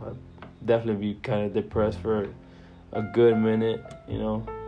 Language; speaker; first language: English; early bilingual, other home language; Spanish